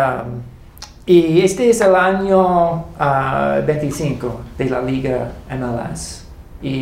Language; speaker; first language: Spanish; non-native, learner; English